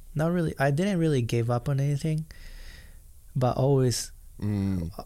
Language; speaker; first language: English; non-native, fluent; Japanese